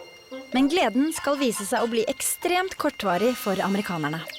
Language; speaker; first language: Norwegian; native; Norwegian